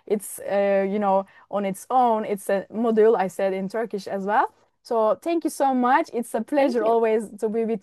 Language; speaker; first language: English; non-native, fluent; Turkish